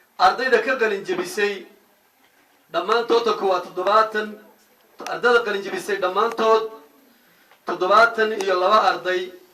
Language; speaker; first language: Somali; native; Somali